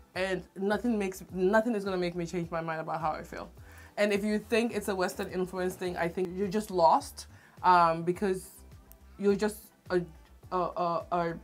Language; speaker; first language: English; non-native, local second language; Wolof